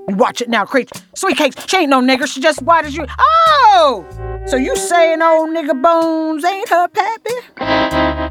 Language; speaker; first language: English; native; English